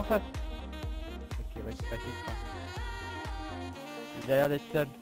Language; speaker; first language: French; native; French